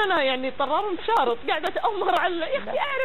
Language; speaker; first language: Arabic; native; Arabic